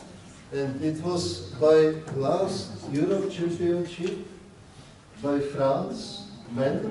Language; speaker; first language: English; non-native, learner; Czech